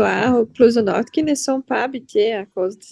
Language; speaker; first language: French; non-native, learner; Portuguese